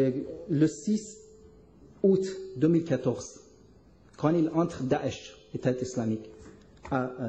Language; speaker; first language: French; non-native, learner; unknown